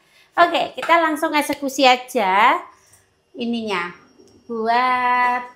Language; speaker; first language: Indonesian; non-native, local second language; Javanese